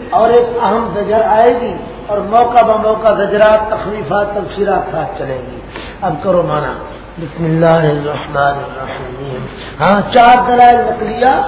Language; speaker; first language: Urdu; non-native, local second language; Punjabi